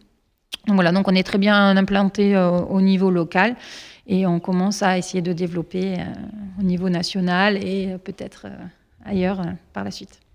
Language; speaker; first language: French; native; French